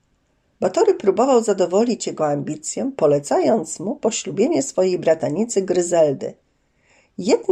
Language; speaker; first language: Polish; native; Polish